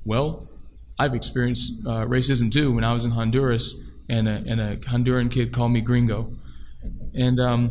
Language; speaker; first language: English; native; English